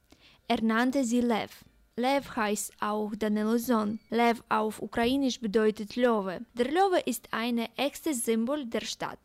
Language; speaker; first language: German; non-native, fluent; Ukrainian